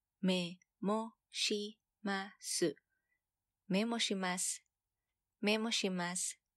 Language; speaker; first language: Japanese; non-native, fluent; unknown